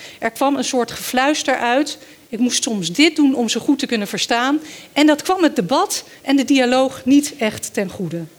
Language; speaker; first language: Dutch; early bilingual, other home language; Danish